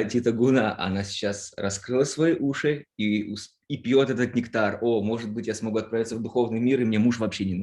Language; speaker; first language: Russian; native; Russian